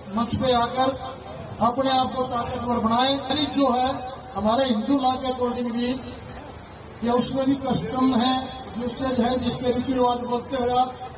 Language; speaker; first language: Hindi; native; Hindi